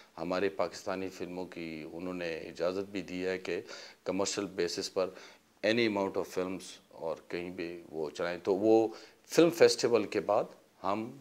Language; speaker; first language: Urdu; non-native, local second language; Pashto